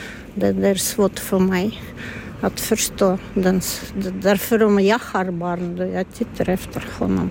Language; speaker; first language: Swedish; non-native, learner; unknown